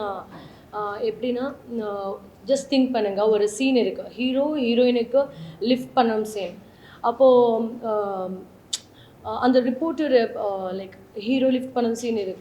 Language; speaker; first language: Tamil; non-native, learner; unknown